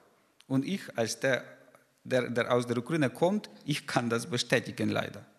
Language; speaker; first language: German; non-native, fluent; Ukrainian